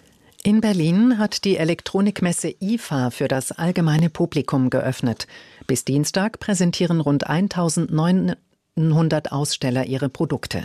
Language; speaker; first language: German; native; German